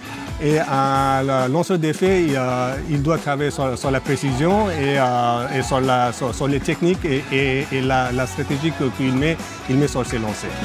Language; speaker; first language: French; non-native, fluent; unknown